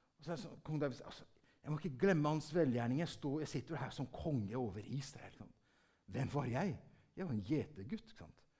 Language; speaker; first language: Norwegian; early bilingual, heritage; Norwegian